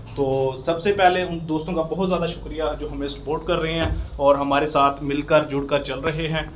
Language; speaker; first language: Urdu; non-native, local second language; Punjabi